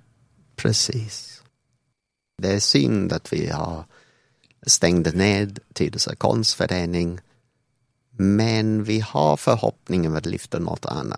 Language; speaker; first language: Swedish; non-native, fluent; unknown